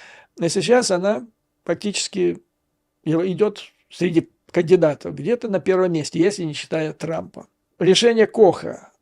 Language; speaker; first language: Russian; native; Russian